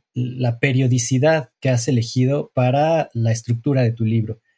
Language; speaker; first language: Spanish; native; Spanish